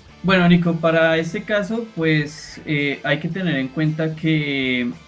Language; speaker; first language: Spanish; native; Spanish